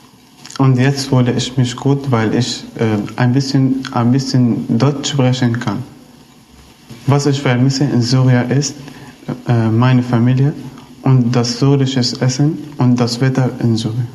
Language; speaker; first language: German; non-native, learner; Arabic